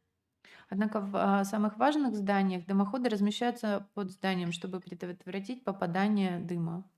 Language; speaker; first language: Russian; native; Russian